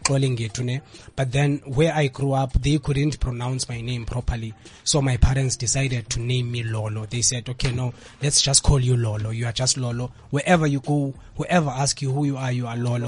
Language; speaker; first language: English; non-native, local second language; Xhosa